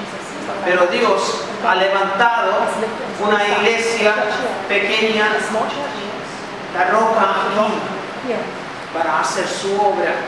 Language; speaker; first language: Spanish; non-native, fluent; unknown